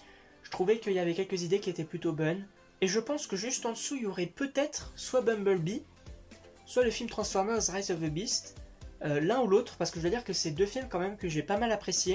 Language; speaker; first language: French; native; French